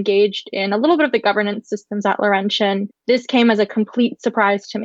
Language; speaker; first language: English; native; English